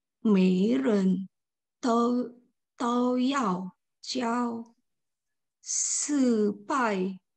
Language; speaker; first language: Chinese; non-native, learner; Indonesian